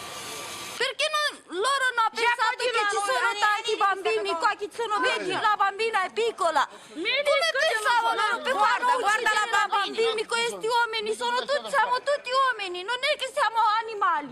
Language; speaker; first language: Italian; non-native, learner; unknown